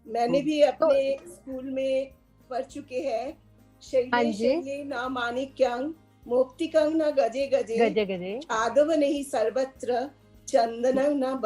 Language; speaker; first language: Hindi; native; Hindi